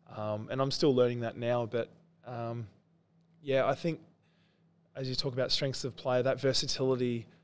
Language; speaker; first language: English; native; English